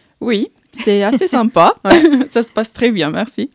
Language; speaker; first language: French; non-native, fluent; Italian